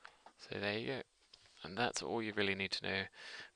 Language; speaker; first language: English; native; English